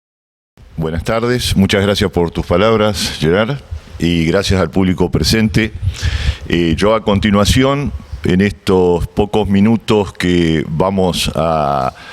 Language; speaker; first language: Spanish; native; Spanish